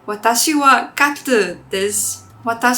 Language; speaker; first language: Japanese; non-native, learner; English